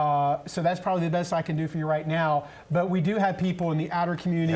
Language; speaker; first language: English; native; English